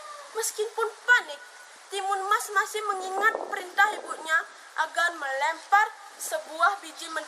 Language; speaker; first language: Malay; non-native, local second language; Balinese